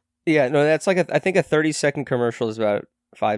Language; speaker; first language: English; native; English